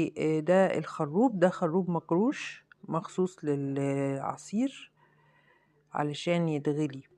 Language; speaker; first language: Arabic; native; Arabic